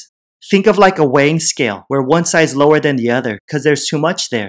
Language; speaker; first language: English; native; English